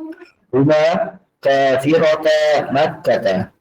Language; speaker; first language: Arabic; non-native, learner; Indonesian